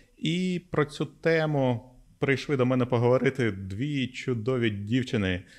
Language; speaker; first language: Ukrainian; non-native, local second language; Russian